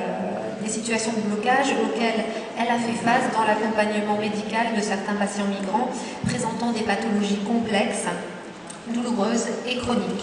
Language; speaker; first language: French; native; French